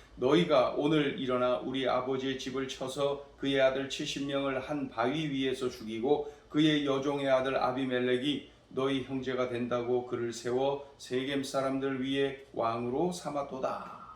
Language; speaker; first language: Korean; native; Korean